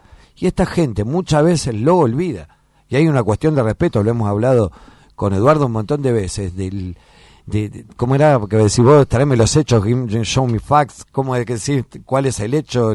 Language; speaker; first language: Spanish; native; Spanish